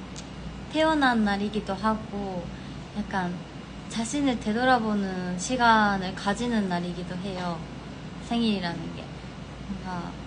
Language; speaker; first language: Korean; non-native, fluent; Japanese